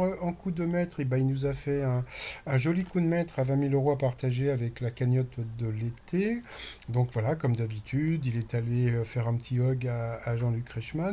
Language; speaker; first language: French; native; French